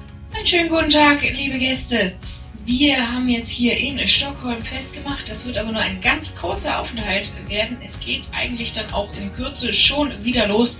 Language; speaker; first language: German; native; German